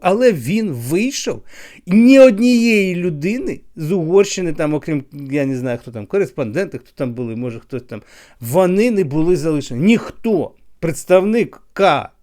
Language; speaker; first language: Ukrainian; native; Ukrainian